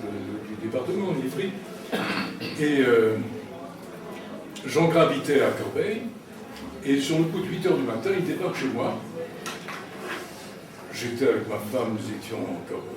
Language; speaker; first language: French; native; French